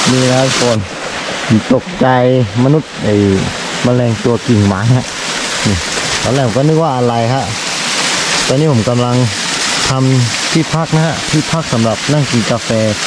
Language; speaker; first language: Thai; non-native, local second language; Karen languages